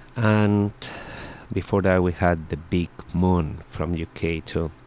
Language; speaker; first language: English; non-native, fluent; Spanish